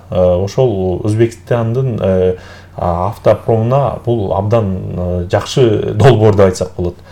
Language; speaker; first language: Kyrgyz; native; Kyrgyz